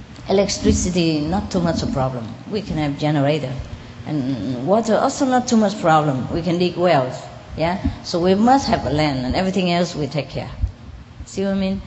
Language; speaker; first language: English; non-native, fluent; Vietnamese